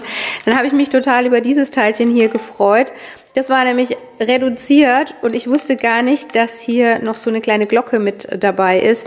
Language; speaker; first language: German; native; German